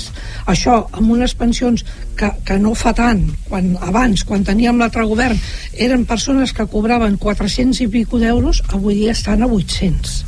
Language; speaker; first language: Catalan; native; Catalan